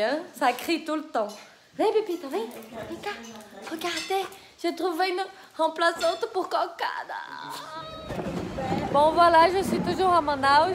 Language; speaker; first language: French; non-native, fluent; Portuguese